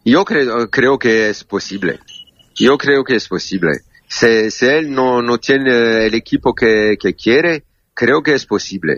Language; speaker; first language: Spanish; non-native, learner; French